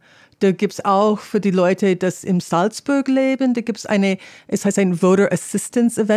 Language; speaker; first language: German; non-native, fluent; English